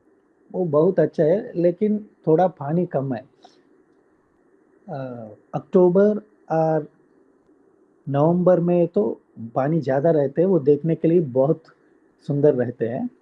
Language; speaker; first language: Hindi; non-native, local second language; Telugu